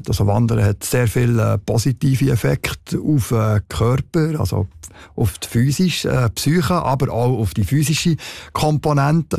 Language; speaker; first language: German; native; German